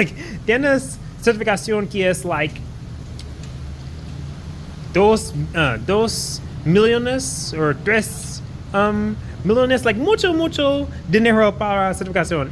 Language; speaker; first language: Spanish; non-native, learner; English